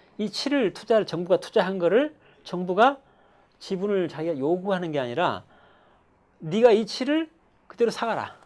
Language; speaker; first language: Korean; native; Korean